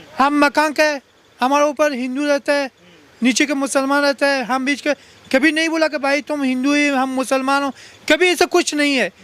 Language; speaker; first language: Hindi; non-native, learner; Pashto